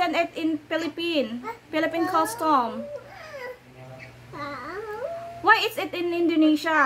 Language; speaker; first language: English; non-native, local second language; Filipino